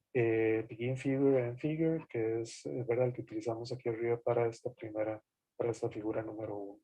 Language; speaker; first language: Spanish; native; Spanish